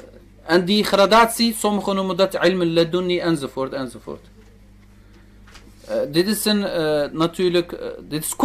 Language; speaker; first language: Dutch; early bilingual, other home language; Turkish